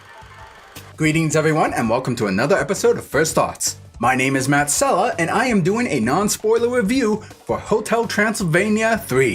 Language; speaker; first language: English; native; English